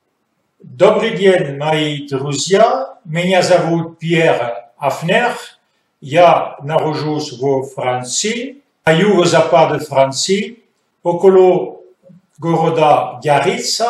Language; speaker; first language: Russian; non-native, fluent; French